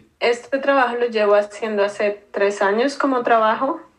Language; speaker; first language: Spanish; native; Spanish